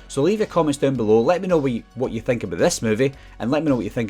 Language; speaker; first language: English; native; English